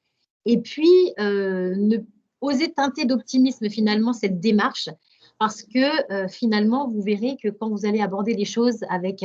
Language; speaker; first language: French; native; French